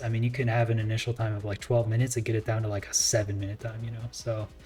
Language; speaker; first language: English; native; English